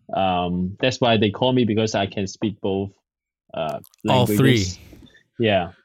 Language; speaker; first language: English; non-native, local second language; Cantonese